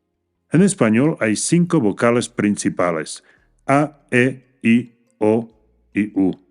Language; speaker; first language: Spanish; non-native, fluent; English